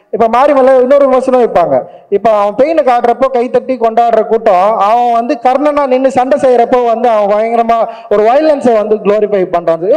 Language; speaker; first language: Tamil; native; Tamil